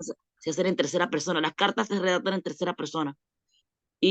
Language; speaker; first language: Spanish; native; Spanish